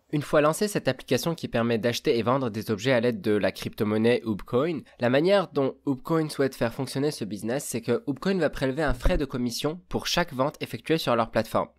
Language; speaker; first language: French; native; French